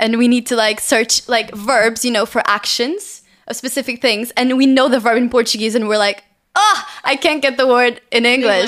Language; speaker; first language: English; non-native, fluent; Portuguese